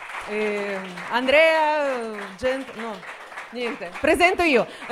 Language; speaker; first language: Italian; non-native, fluent; Russian